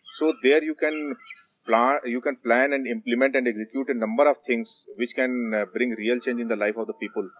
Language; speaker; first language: English; non-native, local second language; Hindi